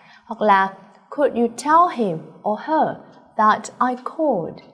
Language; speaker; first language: English; non-native, fluent; Vietnamese